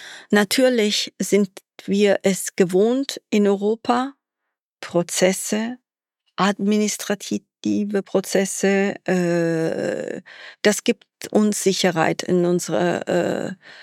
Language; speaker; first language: German; non-native, fluent; Italian